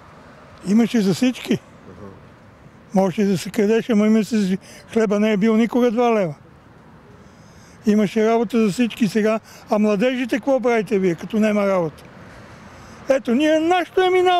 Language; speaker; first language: Bulgarian; native; Bulgarian